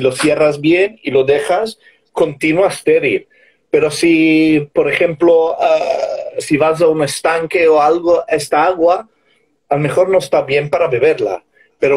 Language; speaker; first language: Spanish; non-native, fluent; English